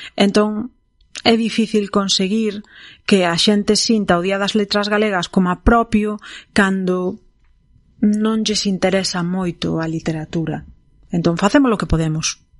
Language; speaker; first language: Galician; non-native, local second language; Spanish